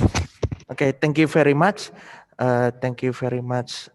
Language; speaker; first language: English; non-native, fluent; Indonesian